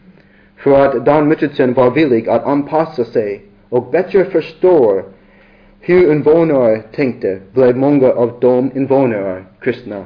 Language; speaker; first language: Swedish; non-native, learner; English